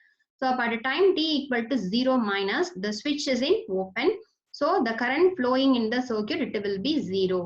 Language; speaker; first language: English; non-native, local second language; Tamil